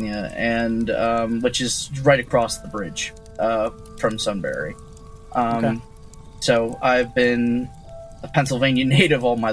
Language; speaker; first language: English; native; English